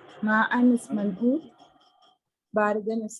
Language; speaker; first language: Arabic; non-native, learner; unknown